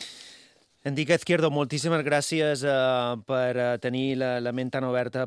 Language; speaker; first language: Catalan; native; Catalan